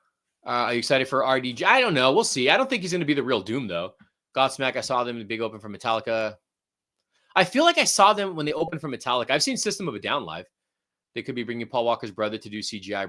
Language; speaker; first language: English; native; English